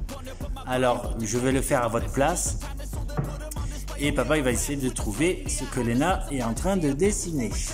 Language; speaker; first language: French; native; French